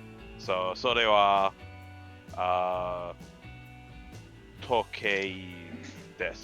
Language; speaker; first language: Japanese; non-native, learner; English